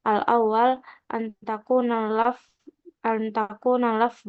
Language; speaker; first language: Arabic; non-native, learner; Indonesian